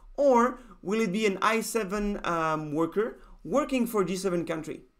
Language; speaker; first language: English; non-native, fluent; Spanish